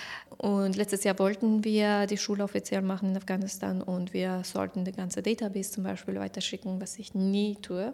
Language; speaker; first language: German; non-native, fluent; Persian